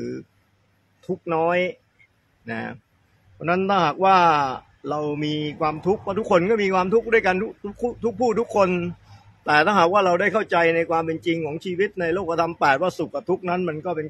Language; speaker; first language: Thai; native; Thai